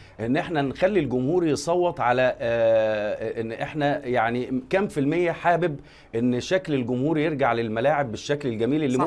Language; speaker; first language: Arabic; native; Arabic